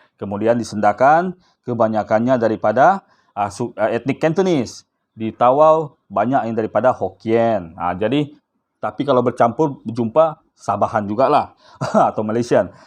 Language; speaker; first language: Malay; native; Malay